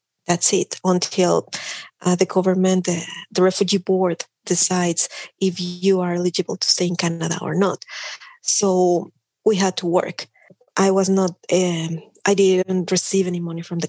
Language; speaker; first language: English; non-native, fluent; Spanish